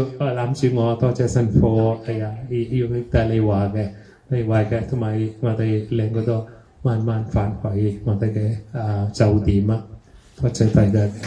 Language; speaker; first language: Cantonese; early bilingual, heritage; Cantonese